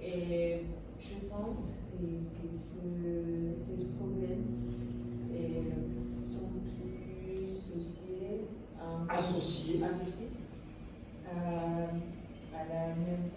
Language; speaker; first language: French; non-native, learner; Spanish